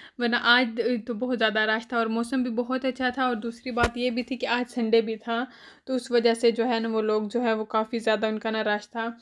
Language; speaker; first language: Urdu; native; Urdu